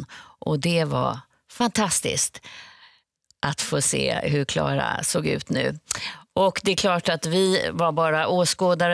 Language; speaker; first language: Swedish; native; Swedish